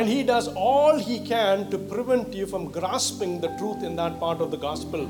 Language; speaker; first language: English; non-native, local second language; Tamil